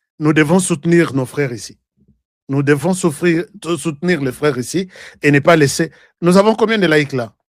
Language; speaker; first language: French; non-native, local second language; Lingala